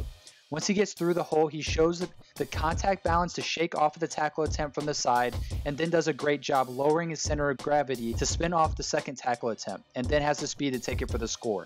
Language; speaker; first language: English; native; English